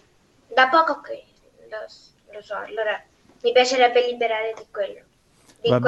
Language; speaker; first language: Italian; non-native, learner; Spanish